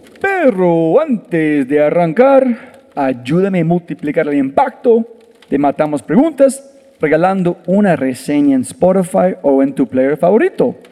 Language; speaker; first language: Spanish; non-native, fluent; English